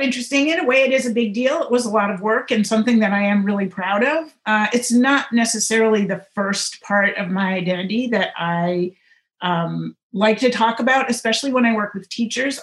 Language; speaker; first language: English; native; English